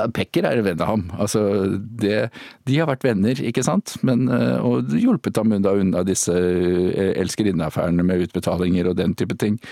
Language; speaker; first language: Norwegian; native; Norwegian